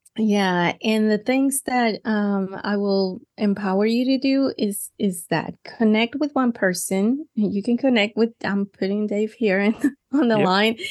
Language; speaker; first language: English; non-native, fluent; Spanish